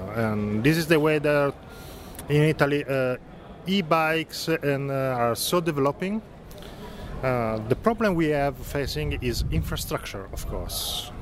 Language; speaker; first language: English; non-native, learner; Italian